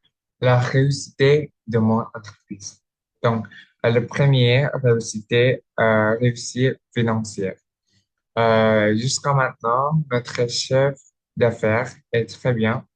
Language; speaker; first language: French; non-native, learner; Indonesian